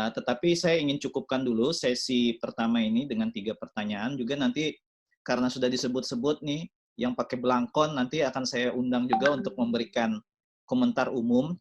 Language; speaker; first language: Indonesian; native; Indonesian